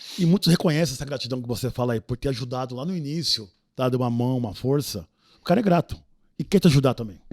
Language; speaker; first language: Portuguese; native; Portuguese